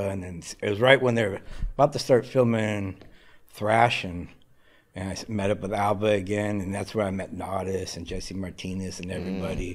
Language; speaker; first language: English; native; English